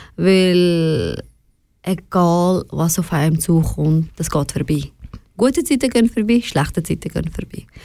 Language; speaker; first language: German; non-native, fluent; Persian